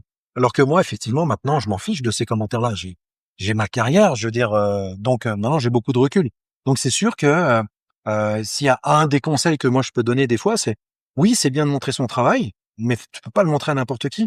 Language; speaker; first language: French; native; French